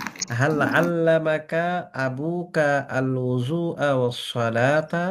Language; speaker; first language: Arabic; non-native, fluent; Bangla